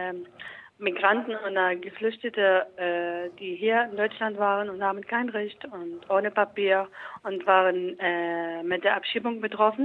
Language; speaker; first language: German; non-native, learner; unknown